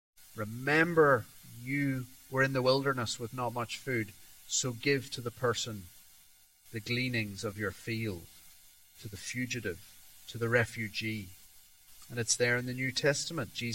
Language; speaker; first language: English; native; English